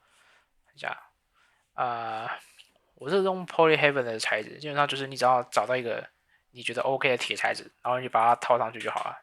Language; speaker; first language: Chinese; native; Chinese